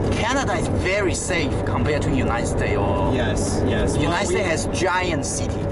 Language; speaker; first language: English; non-native, fluent; Chinese